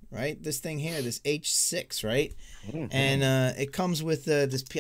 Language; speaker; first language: English; native; English